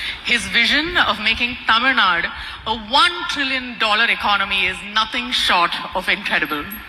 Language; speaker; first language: English; non-native, local second language; Tamil